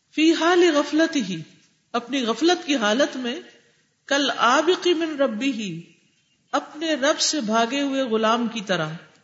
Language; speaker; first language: Urdu; native; Urdu